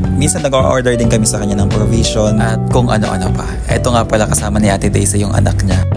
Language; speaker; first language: Filipino; native; Filipino